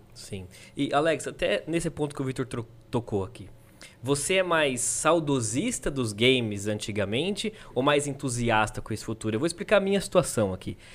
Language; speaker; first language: Portuguese; native; Portuguese